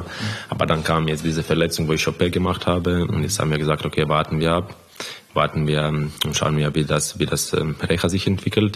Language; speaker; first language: German; non-native, fluent; Croatian